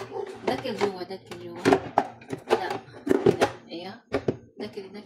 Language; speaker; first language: Arabic; non-native, learner; Filipino